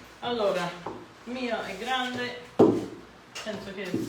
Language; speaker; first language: Italian; early bilingual, heritage; Italian